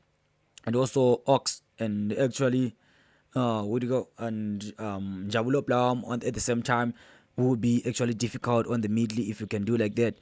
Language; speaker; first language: English; non-native, local second language; Zulu